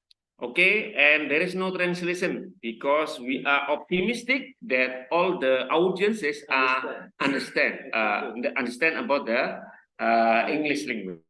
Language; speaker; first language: English; non-native, learner; Indonesian